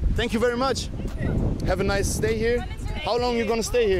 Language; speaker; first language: English; non-native, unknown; German